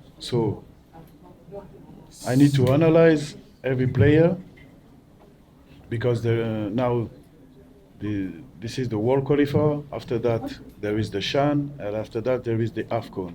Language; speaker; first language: English; non-native, learner; French